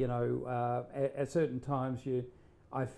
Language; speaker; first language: English; native; English